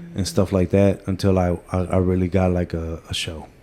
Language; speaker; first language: English; early bilingual, other home language; Spanish